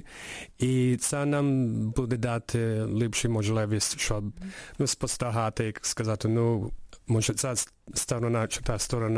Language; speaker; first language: Ukrainian; early bilingual, heritage; Ukrainian